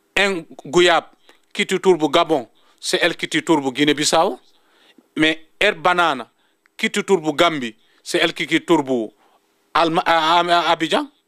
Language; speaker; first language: French; non-native, local second language; Fula